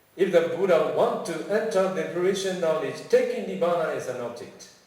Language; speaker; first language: English; non-native, fluent; Burmese